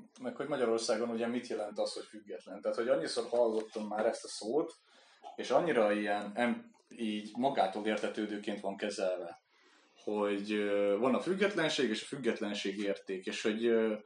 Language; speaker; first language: Hungarian; native; Hungarian